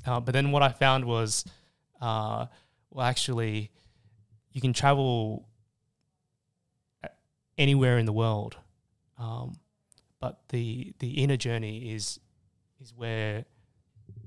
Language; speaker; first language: English; native; English